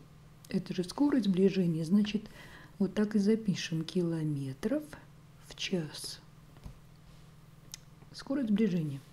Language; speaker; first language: Russian; native; Russian